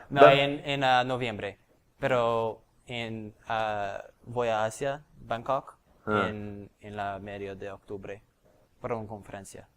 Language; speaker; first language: Spanish; non-native, learner; English